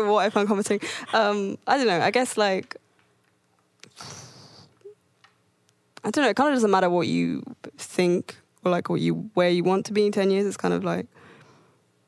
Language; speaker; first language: English; native; English